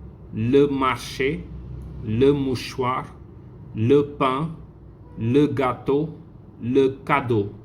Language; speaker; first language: French; non-native, fluent; Tamil